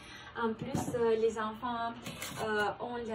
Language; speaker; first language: French; non-native, fluent; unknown